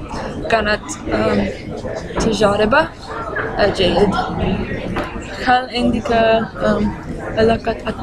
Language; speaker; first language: Arabic; non-native, learner; English